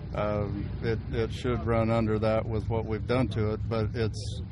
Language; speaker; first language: English; native; English